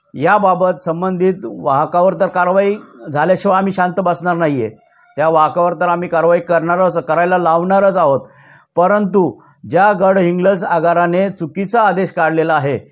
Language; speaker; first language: Marathi; native; Marathi